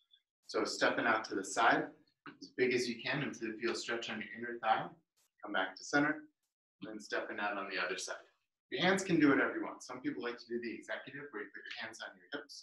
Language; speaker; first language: English; native; English